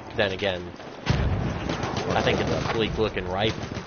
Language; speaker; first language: English; native; English